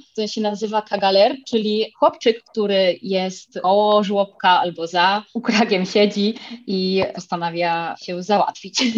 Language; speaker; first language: Polish; early bilingual, heritage; Spanish